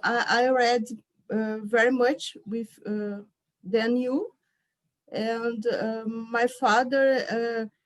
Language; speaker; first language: English; non-native, learner; Portuguese